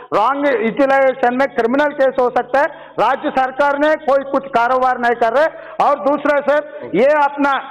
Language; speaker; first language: Hindi; non-native, local second language; Telugu